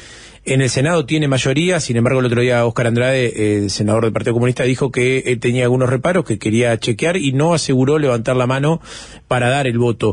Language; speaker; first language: Spanish; native; Spanish